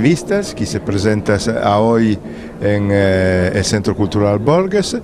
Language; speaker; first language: Spanish; non-native, fluent; Italian